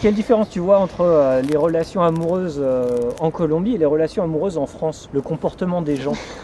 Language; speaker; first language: French; native; French